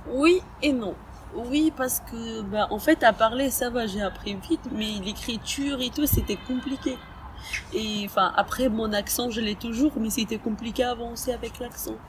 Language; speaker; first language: French; early bilingual, other home language; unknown